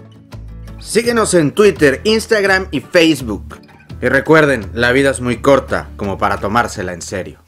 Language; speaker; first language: Spanish; native; Spanish